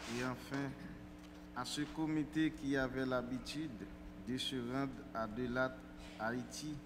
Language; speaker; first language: French; native; French